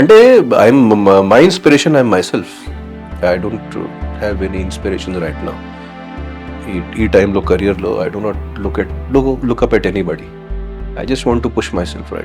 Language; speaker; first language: Telugu; non-native, fluent; Hindi